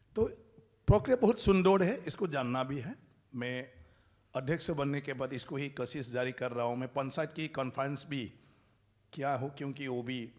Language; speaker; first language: Hindi; non-native, local second language; Bodo